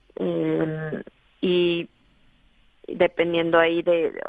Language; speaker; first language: Spanish; native; Spanish